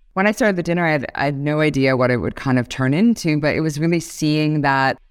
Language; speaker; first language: English; native; English